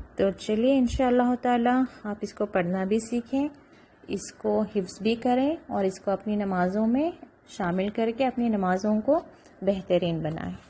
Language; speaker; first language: Urdu; native; Urdu